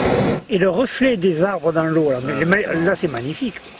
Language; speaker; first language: French; native; French